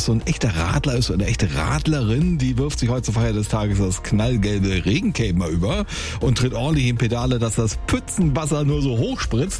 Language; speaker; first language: German; native; German